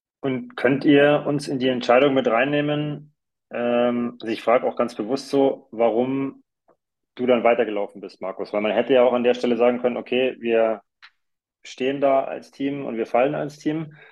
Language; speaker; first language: German; native; German